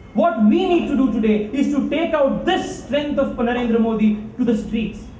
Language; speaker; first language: English; non-native, local second language; Kannada